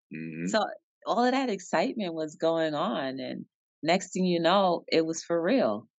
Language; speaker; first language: English; native; English